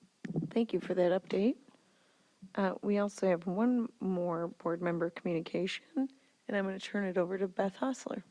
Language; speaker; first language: English; native; English